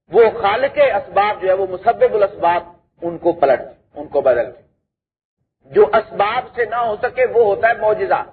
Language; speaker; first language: Urdu; non-native, local second language; Punjabi